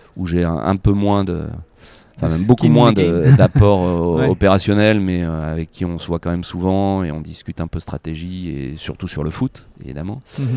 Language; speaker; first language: French; native; French